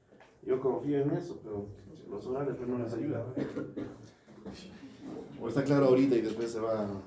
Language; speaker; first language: Spanish; native; Spanish